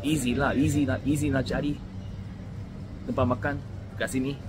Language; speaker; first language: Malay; non-native, fluent; Korean